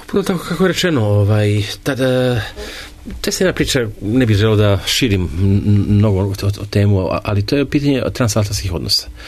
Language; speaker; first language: Serbian; native; Serbian